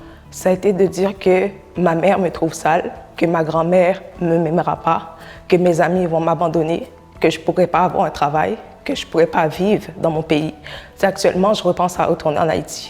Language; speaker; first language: French; non-native, local second language; Haitian Creole